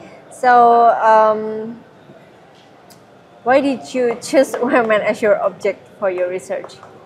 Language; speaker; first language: English; non-native, fluent; Indonesian